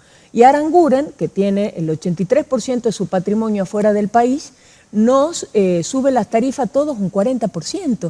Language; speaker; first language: Spanish; native; Spanish